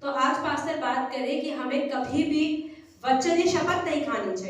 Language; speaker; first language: Hindi; native; Hindi